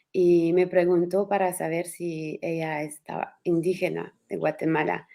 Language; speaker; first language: Spanish; non-native, learner; French